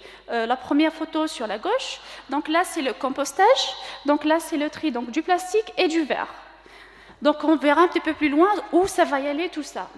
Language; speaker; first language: French; non-native, local second language; Kabyle